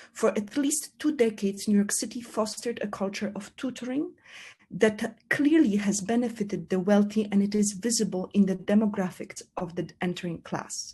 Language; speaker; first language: English; non-native, fluent; Polish